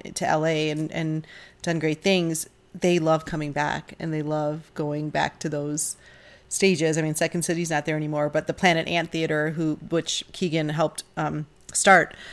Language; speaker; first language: English; native; English